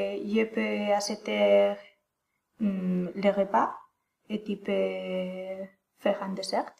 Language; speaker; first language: French; non-native, learner; Spanish